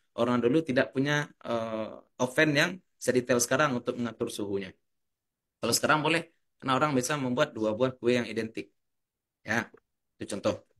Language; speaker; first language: Indonesian; native; Indonesian